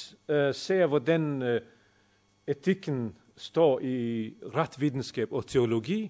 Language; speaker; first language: Danish; non-native, fluent; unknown